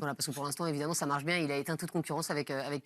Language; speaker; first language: French; native; French